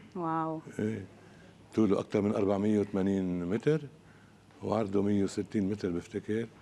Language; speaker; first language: Arabic; native; Arabic